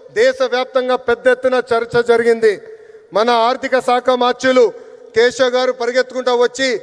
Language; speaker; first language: Telugu; native; Telugu